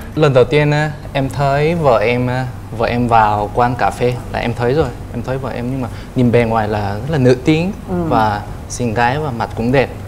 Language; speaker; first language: Vietnamese; non-native, fluent; Korean